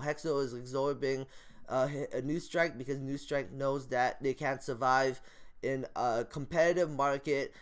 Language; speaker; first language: English; native; English